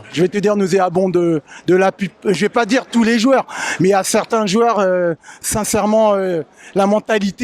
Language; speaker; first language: French; native; French